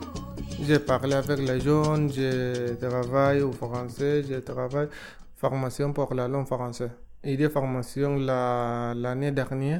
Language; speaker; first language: French; non-native, learner; Arabic